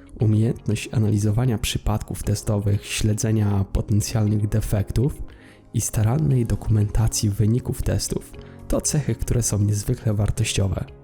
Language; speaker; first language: Polish; native; Polish